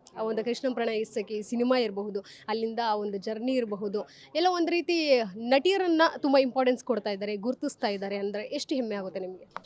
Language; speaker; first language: Kannada; native; Kannada